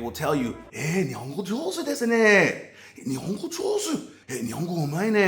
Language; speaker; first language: Japanese; non-native, learner; English